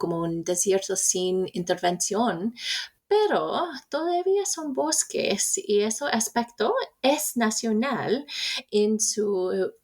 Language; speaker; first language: Spanish; non-native, fluent; English